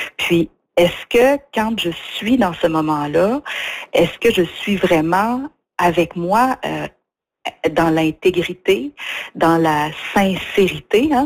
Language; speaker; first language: French; native; French